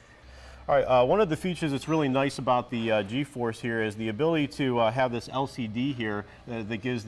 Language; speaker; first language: English; native; English